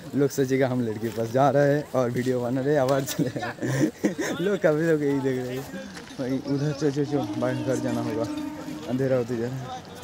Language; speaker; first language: Hindi; non-native, local second language; Bangla